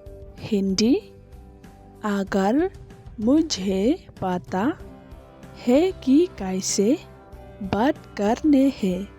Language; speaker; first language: Hindi; non-native, local second language; Khasi